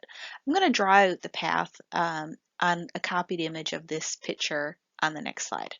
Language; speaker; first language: English; native; English